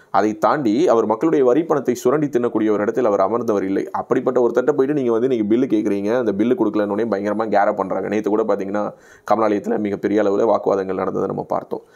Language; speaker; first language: Tamil; native; Tamil